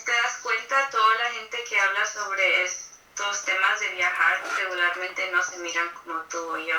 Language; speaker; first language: Spanish; early bilingual, heritage; Spanish